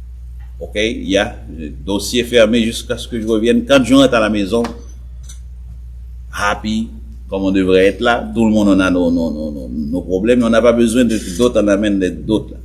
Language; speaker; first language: French; native; French